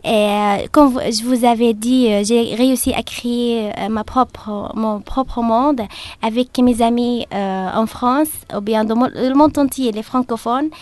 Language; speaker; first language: French; non-native, fluent; Arabic